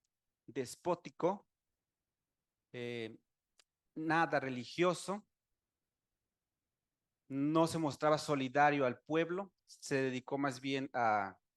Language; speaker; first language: Spanish; native; Spanish